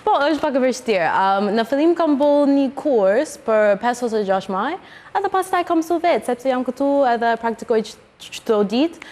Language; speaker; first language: Albanian; non-native, learner; English